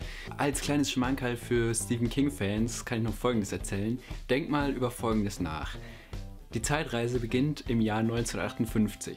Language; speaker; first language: German; native; German